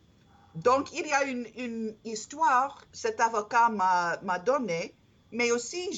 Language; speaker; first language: French; non-native, learner; English